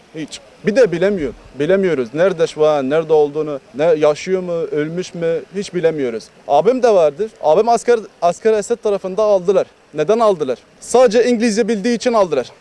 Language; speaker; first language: Turkish; non-native, fluent; Arabic